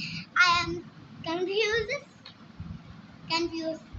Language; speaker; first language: English; non-native, learner; Urdu